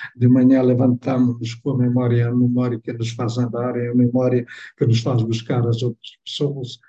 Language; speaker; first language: Portuguese; non-native, fluent; Tetum